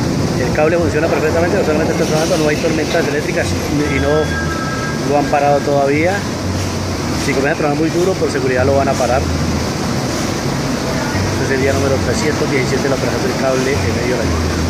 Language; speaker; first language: Spanish; native; Spanish